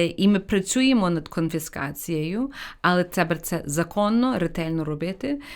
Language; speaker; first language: Ukrainian; early bilingual, heritage; Ukrainian